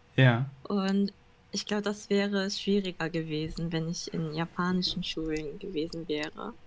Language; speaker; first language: German; early bilingual, other home language; Japanese